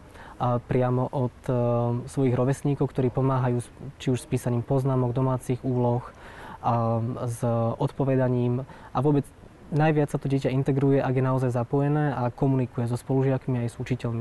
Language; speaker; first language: Slovak; native; Slovak